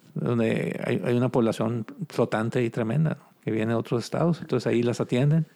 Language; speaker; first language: Spanish; native; Spanish